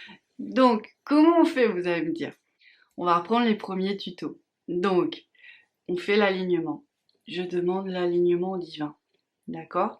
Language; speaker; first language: French; native; French